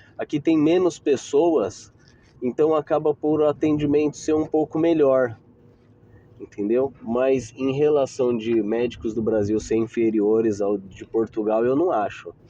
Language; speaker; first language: Portuguese; native; Portuguese